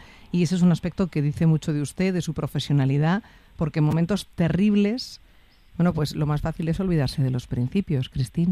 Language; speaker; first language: Spanish; native; Spanish